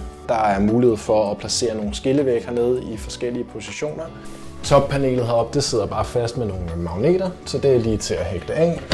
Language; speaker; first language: Danish; native; Danish